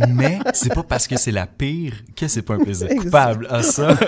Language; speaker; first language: French; native; French